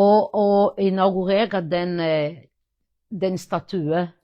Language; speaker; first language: Norwegian; non-native, fluent; Portuguese